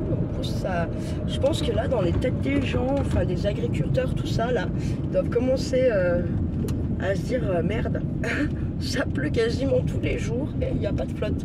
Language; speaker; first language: French; native; French